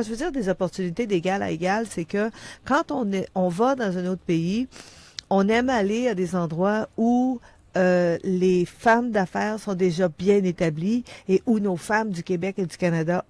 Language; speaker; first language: French; native; French